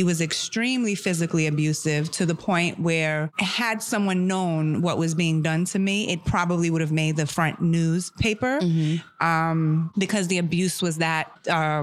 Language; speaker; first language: English; early bilingual, other home language; German